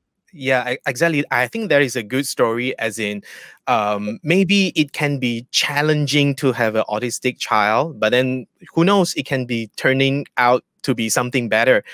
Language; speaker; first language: English; non-native, local second language; Chinese